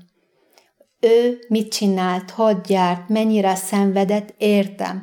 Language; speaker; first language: Hungarian; non-native, fluent; Arabic